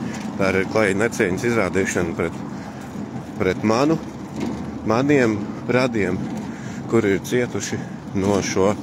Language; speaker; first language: Latvian; native; Latvian